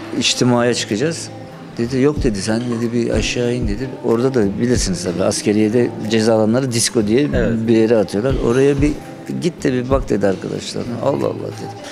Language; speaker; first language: Turkish; native; Turkish